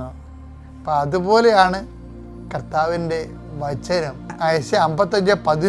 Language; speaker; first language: Malayalam; native; Malayalam